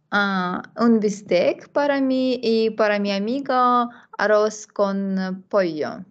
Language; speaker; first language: Spanish; non-native, learner; Russian